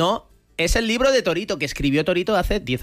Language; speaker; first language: Spanish; native; Spanish